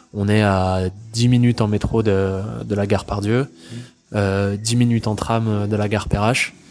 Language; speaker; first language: French; native; French